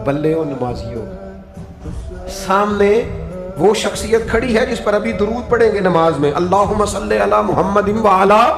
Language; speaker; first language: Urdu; non-native, local second language; Punjabi